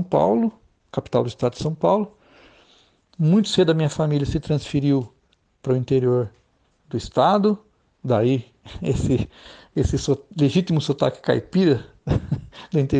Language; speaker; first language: Portuguese; native; Portuguese